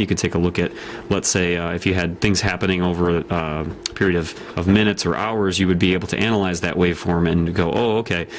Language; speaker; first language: English; native; English